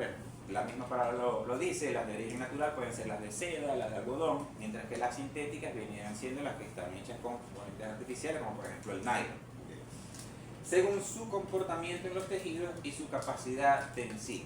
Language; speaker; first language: Spanish; native; Spanish